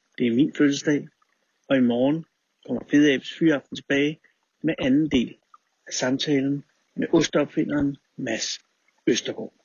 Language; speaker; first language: Danish; native; Danish